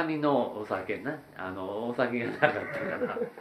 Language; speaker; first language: Japanese; native; Japanese